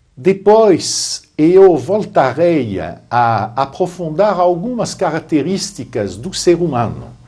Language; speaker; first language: Portuguese; non-native, fluent; French